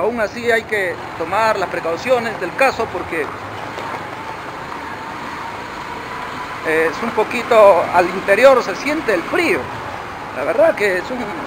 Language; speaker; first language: Spanish; native; Spanish